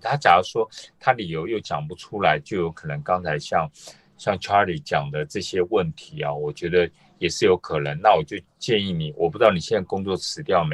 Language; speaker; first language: Chinese; native; Chinese